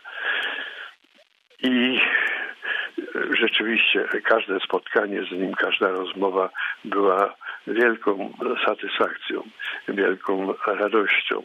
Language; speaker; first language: Polish; native; Polish